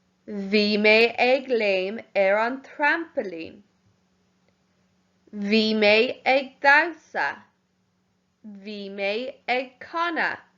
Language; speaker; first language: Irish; non-native, local second language; English